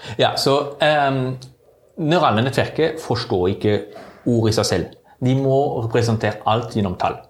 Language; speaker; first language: Norwegian; non-native, fluent; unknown